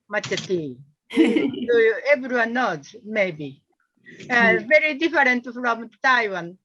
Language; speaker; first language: English; non-native, learner; Japanese